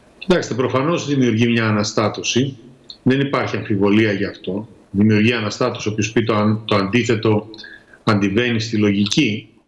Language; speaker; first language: Greek; native; Greek